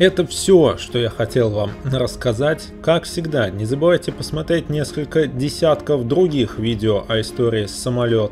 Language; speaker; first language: Russian; native; Russian